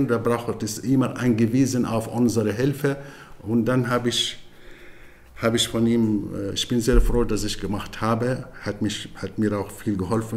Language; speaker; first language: German; non-native, fluent; Arabic